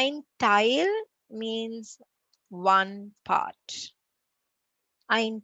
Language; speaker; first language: German; non-native, learner; Tamil